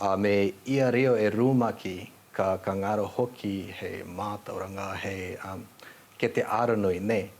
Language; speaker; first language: Māori; non-native, fluent; Nepali